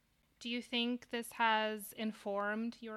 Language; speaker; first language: English; non-native, fluent; Romanian